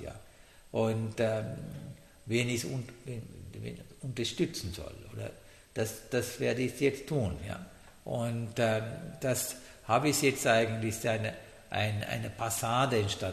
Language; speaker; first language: German; non-native, learner; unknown